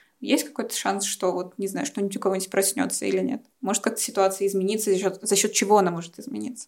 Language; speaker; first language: Russian; native; Russian